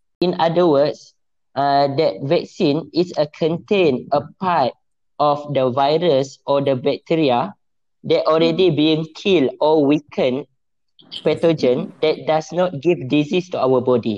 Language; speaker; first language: English; non-native, local second language; Malay